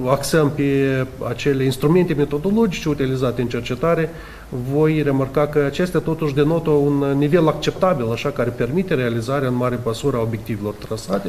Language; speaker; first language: Romanian; native; Romanian